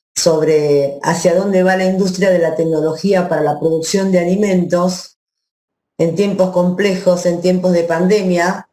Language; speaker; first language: Spanish; native; Spanish